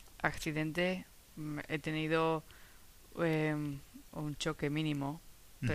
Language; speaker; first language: Spanish; non-native, fluent; English